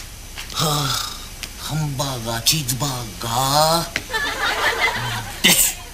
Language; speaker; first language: Japanese; non-native, learner; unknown